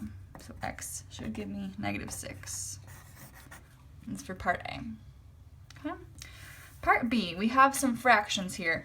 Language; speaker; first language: English; native; English